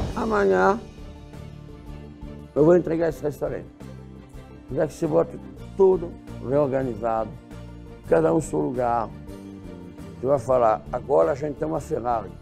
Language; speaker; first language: Portuguese; non-native, fluent; French